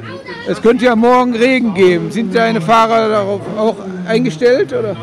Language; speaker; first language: German; native; German